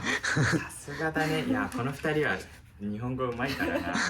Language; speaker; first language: Japanese; native; Japanese